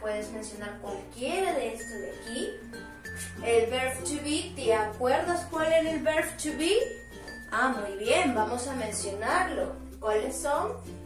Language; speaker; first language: Spanish; native; Spanish